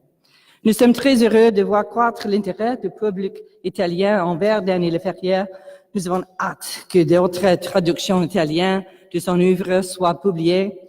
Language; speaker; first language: French; non-native, local second language; English